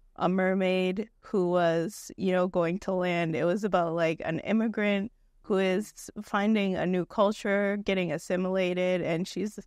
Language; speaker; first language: English; native; English